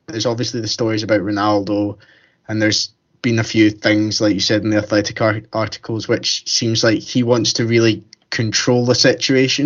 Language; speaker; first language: English; native; English